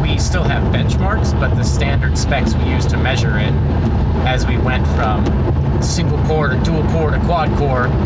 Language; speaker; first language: English; native; English